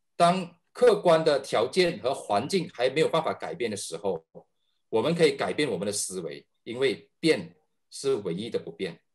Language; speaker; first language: Chinese; native; Chinese